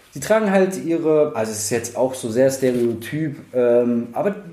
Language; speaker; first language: German; native; German